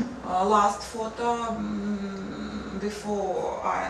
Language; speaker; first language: English; non-native, learner; Russian